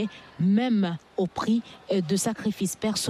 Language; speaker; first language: French; native; French